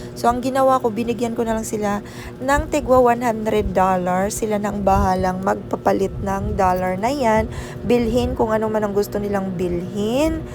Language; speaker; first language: Filipino; non-native, local second language; Waray